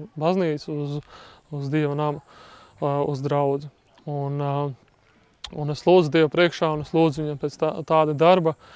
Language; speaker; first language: Latvian; native; Latvian